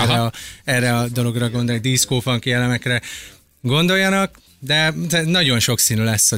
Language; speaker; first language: Hungarian; native; Hungarian